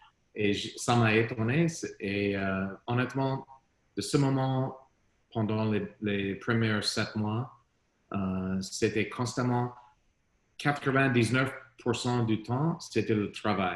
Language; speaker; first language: French; non-native, learner; English